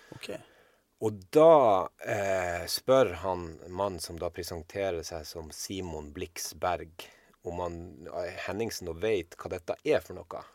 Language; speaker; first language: Norwegian; native; Norwegian